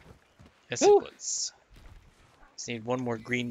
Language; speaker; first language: English; native; English